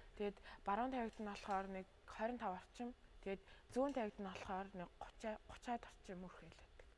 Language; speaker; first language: Mongolian; non-native, local second language; Tuvinian